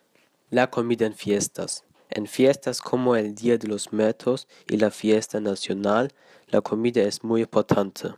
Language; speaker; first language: Spanish; non-native, learner; German